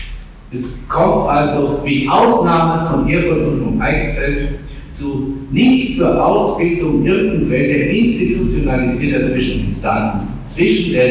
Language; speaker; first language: German; native; German